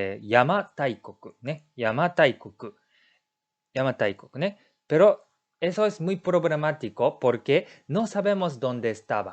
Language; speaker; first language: Spanish; non-native, learner; Japanese